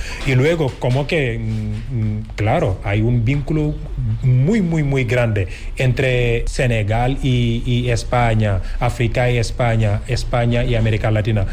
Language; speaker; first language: Spanish; non-native, fluent; Wolof